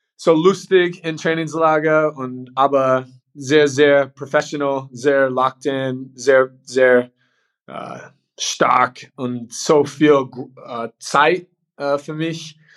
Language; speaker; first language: German; non-native, learner; English